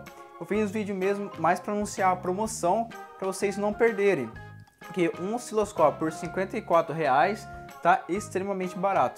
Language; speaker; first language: Portuguese; native; Portuguese